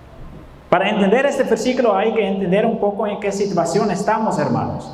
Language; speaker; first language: Spanish; non-native, fluent; Dutch